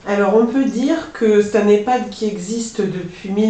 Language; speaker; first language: French; native; French